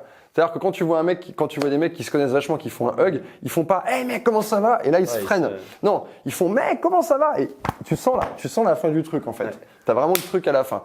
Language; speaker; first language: French; native; French